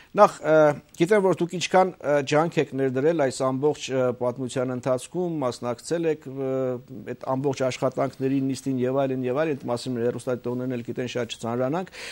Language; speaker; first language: Armenian; native; Armenian